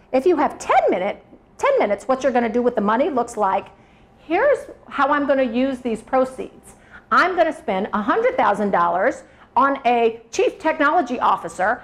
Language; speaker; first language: English; native; English